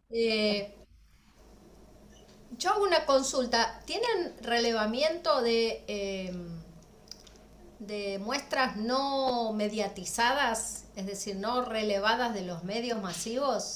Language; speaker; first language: Spanish; native; Spanish